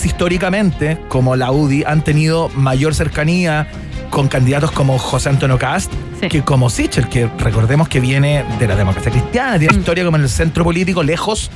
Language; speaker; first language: Spanish; native; Spanish